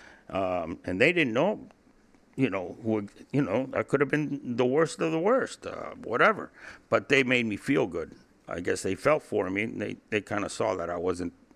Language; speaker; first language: English; early bilingual, other home language; Spanish